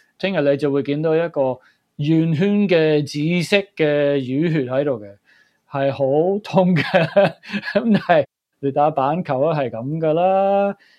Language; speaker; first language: Cantonese; early bilingual, heritage; Cantonese